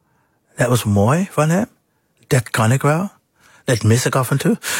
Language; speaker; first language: Dutch; non-native, fluent; English